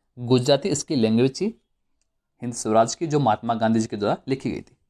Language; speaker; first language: Hindi; native; Hindi